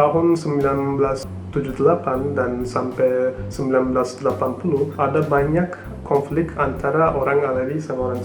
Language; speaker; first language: Indonesian; non-native, fluent; Turkish